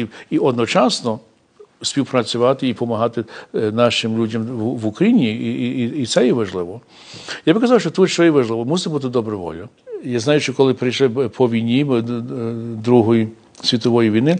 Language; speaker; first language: Ukrainian; early bilingual, heritage; English